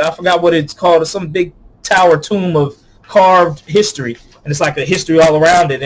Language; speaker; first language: English; native; English